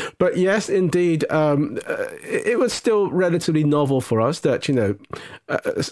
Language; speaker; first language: English; non-native, local second language; Japanese